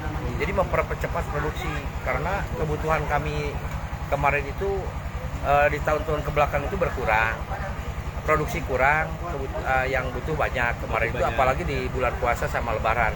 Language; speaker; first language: Indonesian; native; Indonesian